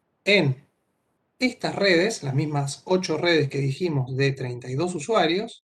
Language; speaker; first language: Spanish; native; Spanish